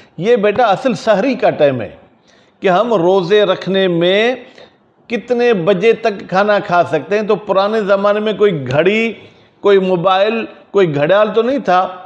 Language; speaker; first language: Urdu; non-native, local second language; Sindhi